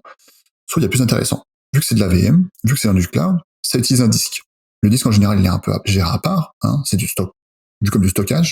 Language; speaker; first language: French; native; French